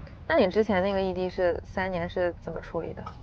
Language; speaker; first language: Chinese; native; Chinese